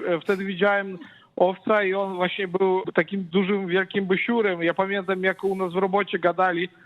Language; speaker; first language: Polish; non-native, fluent; Latvian